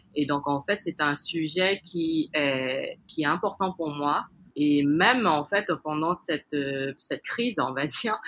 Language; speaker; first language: French; native; French